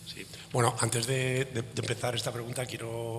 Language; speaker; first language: Spanish; native; Spanish